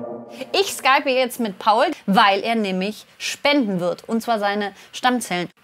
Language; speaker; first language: German; native; German